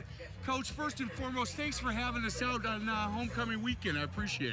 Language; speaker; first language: English; native; English